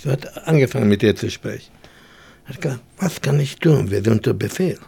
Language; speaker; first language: German; early bilingual, heritage; German